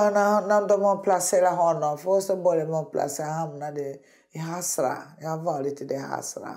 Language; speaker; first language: Swedish; non-native, learner; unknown